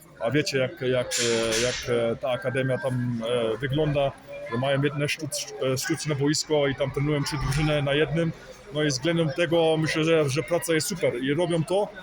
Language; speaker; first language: Polish; early bilingual, heritage; Polish